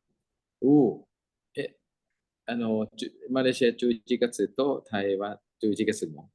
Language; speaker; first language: Japanese; non-native, fluent; Thai